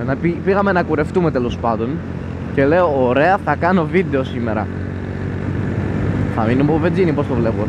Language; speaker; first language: Greek; native; Greek